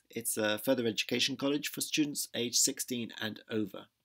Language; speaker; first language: English; native; English